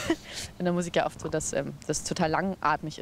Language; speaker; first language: German; native; German